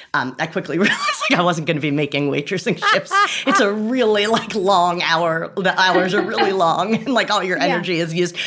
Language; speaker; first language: English; native; English